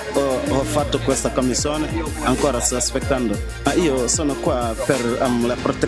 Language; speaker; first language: Italian; non-native, learner; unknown